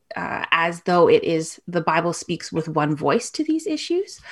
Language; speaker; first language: English; native; English